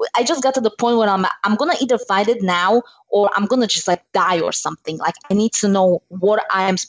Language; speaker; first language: English; non-native, fluent; Slovak